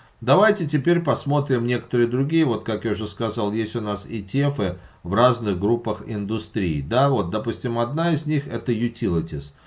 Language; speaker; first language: Russian; native; Russian